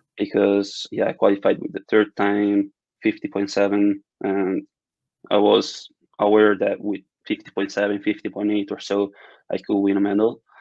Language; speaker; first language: English; non-native, fluent; Italian